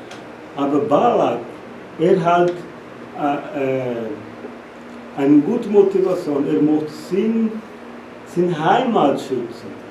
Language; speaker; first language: German; non-native, learner; Portuguese